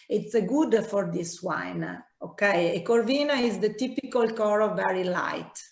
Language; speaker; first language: English; non-native, learner; Italian